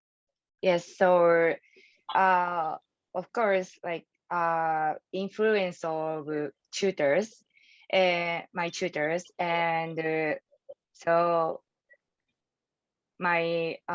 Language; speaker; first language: English; non-native, learner; Japanese